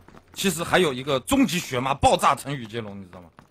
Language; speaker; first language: Chinese; native; Chinese